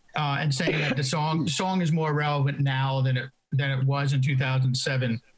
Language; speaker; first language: English; native; English